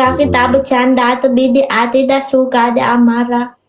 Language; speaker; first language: Indonesian; non-native, learner; Vietnamese